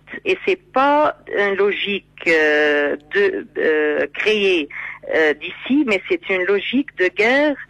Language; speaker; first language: French; non-native, fluent; Arabic